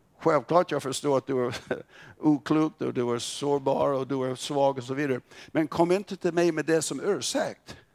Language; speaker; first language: Swedish; non-native, fluent; English